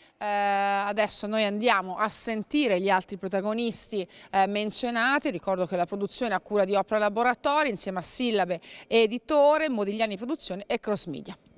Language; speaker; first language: Italian; native; Italian